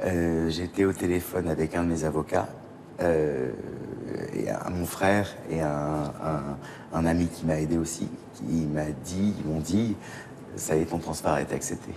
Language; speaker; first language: French; native; French